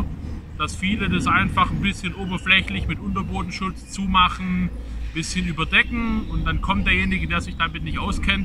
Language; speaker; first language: German; native; German